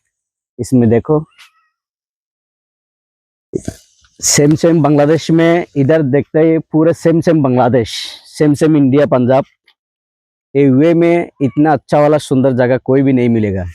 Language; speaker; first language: Hindi; non-native, learner; Bangla